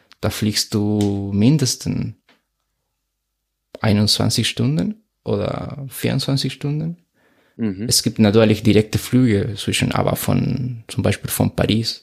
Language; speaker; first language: German; non-native, fluent; Spanish